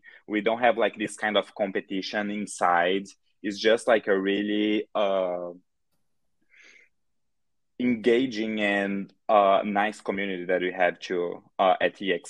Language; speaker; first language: English; non-native, fluent; Portuguese